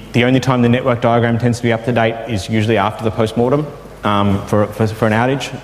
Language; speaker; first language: English; native; English